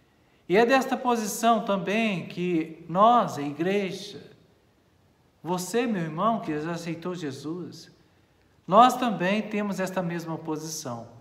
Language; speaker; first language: Portuguese; native; Portuguese